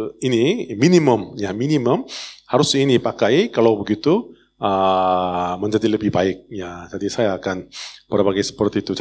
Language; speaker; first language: Indonesian; non-native, learner; Korean